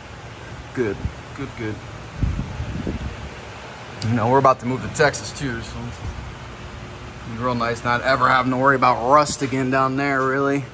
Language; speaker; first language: English; native; English